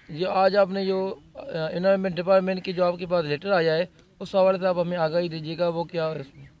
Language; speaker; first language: Urdu; non-native, local second language; Sindhi